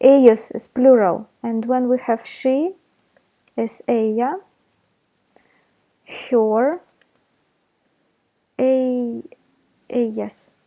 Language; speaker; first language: English; non-native, fluent; Russian